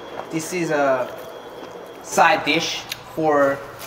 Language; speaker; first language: English; non-native, fluent; Korean